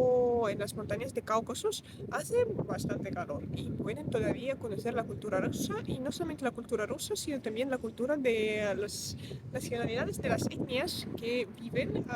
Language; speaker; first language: Spanish; non-native, fluent; Russian